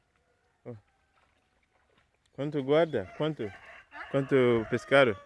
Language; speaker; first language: Spanish; non-native, learner; Haitian Creole